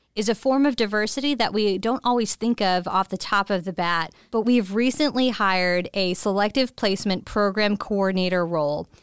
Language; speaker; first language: English; native; English